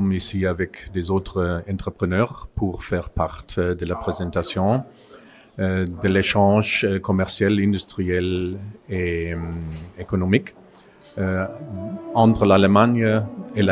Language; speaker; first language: French; non-native, fluent; German